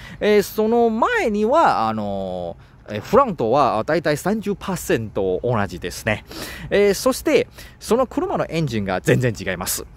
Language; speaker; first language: Japanese; non-native, learner; Chinese